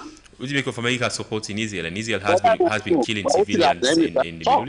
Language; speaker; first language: English; non-native, local second language; Krio